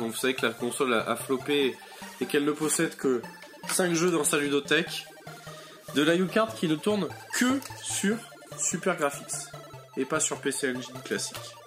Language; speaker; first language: French; native; French